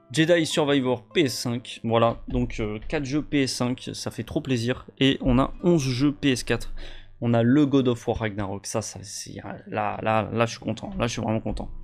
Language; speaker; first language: French; native; French